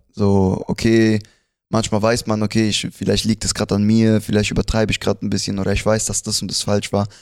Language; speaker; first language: German; early bilingual, other home language; Spanish